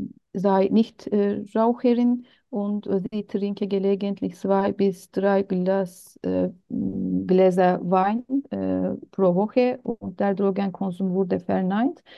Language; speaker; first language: German; non-native, learner; Turkish